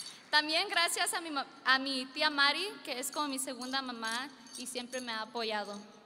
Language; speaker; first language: Spanish; early bilingual, heritage; Spanish